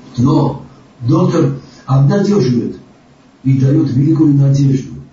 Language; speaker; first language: Russian; non-native, local second language; Georgian